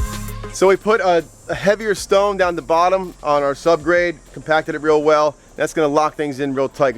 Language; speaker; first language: English; native; English